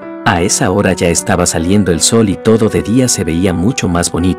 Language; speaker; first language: Spanish; native; Spanish